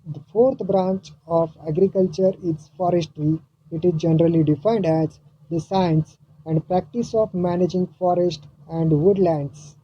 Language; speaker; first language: English; non-native, local second language; Marathi